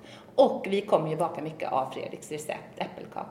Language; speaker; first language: Swedish; native; Swedish